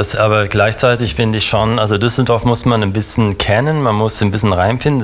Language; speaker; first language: German; native; German